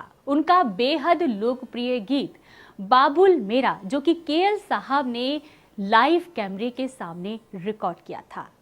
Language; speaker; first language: Hindi; native; Hindi